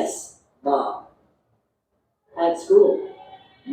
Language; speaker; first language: English; non-native, learner; Indonesian